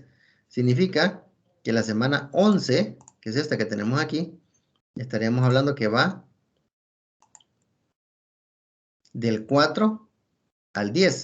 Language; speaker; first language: Spanish; native; Spanish